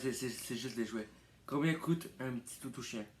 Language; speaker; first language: French; native; French